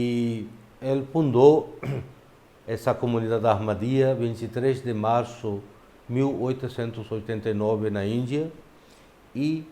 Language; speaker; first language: Portuguese; non-native, fluent; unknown